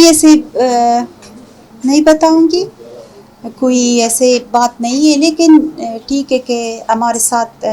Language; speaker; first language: Hindi; non-native, fluent; Punjabi